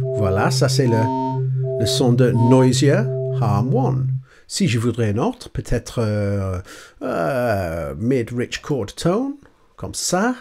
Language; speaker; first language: French; non-native, learner; English